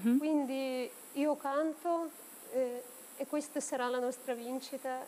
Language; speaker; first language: Italian; non-native, fluent; Ukrainian